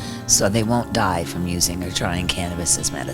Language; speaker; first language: English; native; English